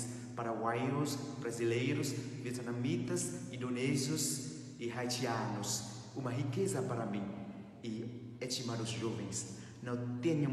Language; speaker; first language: Portuguese; non-native, fluent; Vietnamese